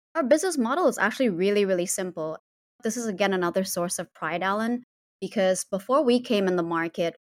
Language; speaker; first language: English; non-native, fluent; Indonesian